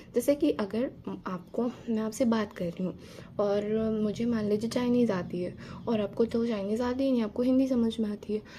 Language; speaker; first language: Hindi; native; Hindi